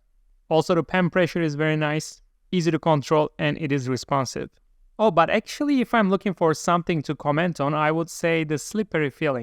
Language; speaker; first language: English; non-native, fluent; Turkish